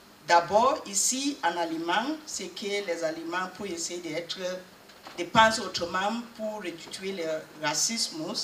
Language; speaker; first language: French; non-native, learner; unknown